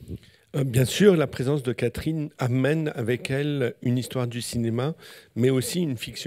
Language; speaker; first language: French; non-native, local second language; Arabic